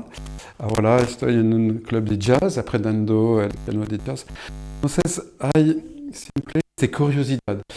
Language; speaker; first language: Spanish; non-native, fluent; French